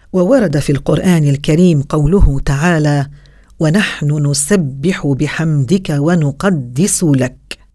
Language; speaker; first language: Arabic; native; Arabic